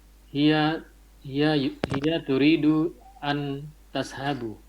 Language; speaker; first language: Arabic; non-native, learner; Indonesian